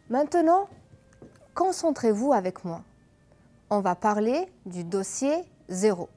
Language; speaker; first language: French; non-native, fluent; Arabic